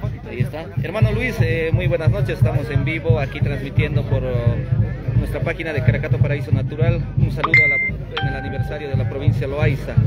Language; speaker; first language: Spanish; native; Spanish